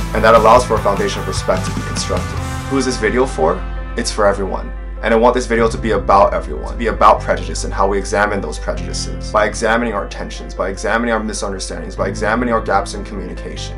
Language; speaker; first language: English; native; English